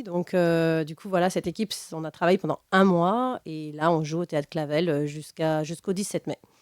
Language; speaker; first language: French; native; French